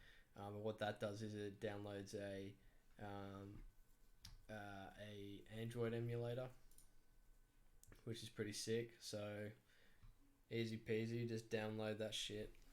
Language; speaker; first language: English; native; English